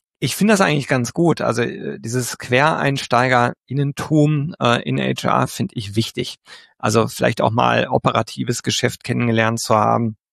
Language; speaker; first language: German; native; German